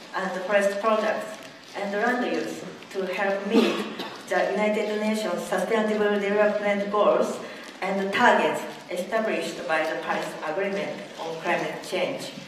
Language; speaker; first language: English; non-native, fluent; Japanese